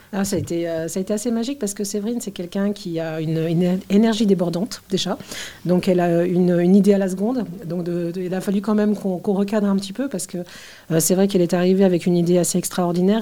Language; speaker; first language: French; native; French